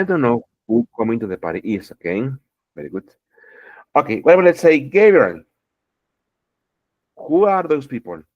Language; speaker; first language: English; non-native, fluent; Spanish